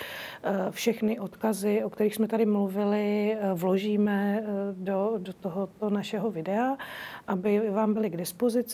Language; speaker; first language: Czech; native; Czech